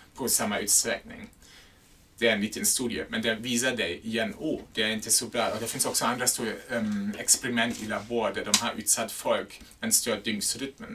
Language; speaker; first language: Swedish; non-native, fluent; German